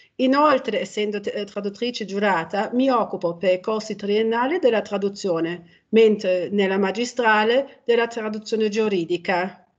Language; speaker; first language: Italian; non-native, fluent; German